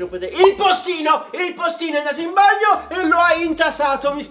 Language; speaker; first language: Italian; native; Italian